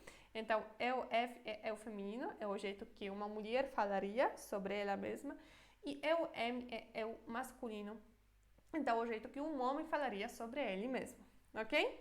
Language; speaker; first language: Portuguese; non-native, fluent; Polish